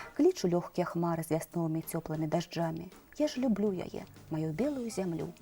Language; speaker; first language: Belarusian; native; Belarusian